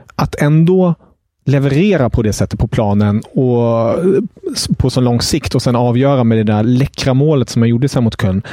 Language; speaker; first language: Swedish; non-native, fluent; German